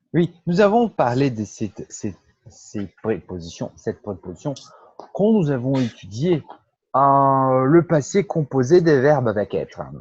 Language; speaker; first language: French; non-native, fluent; Portuguese